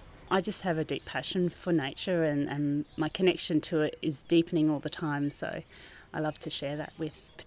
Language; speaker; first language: English; native; English